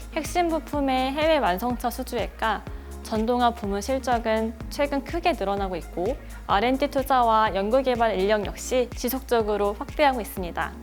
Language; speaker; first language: Korean; native; Korean